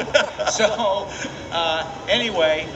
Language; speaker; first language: English; native; English